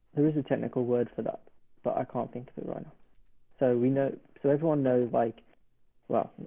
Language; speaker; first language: English; native; English